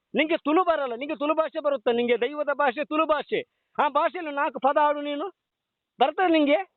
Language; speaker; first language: Kannada; non-native, local second language; Tulu